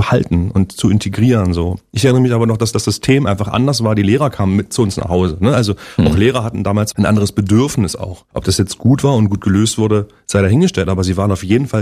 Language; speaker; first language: German; native; German